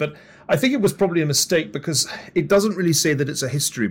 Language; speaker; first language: English; native; English